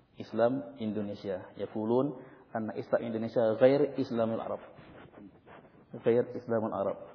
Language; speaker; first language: Arabic; non-native, learner; Indonesian